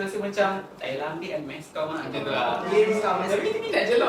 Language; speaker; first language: Malay; native; Malay